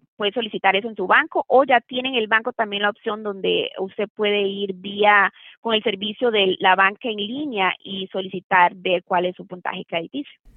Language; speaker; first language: Spanish; native; Spanish